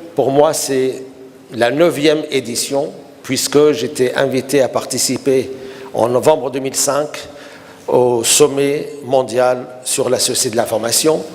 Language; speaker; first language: French; non-native, local second language; Arabic